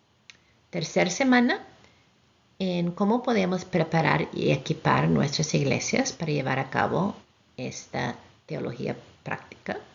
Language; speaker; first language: Spanish; non-native, fluent; English